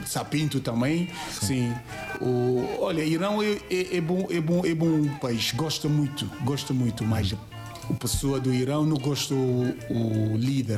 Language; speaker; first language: Portuguese; non-native, learner; Yoruba